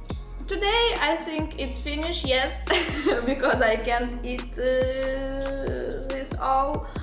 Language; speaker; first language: English; non-native, learner; Russian